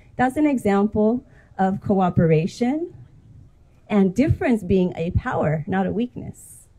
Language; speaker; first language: English; native; English